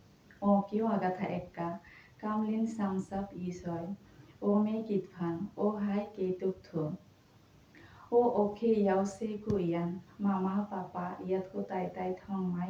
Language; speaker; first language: Cantonese; non-native, learner; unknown